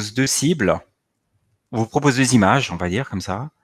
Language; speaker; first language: French; native; French